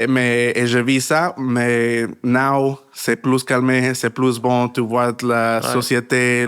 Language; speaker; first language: French; non-native, learner; Spanish